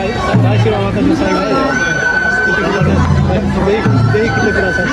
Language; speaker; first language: Japanese; non-native, learner; Nepali